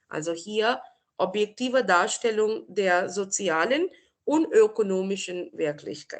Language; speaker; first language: German; non-native, fluent; Marathi